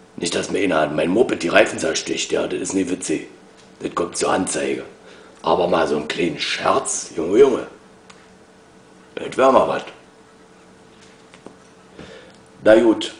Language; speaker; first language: German; native; German